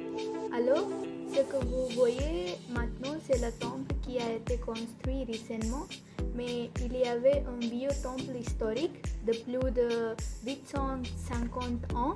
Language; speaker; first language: French; non-native, fluent; Konkani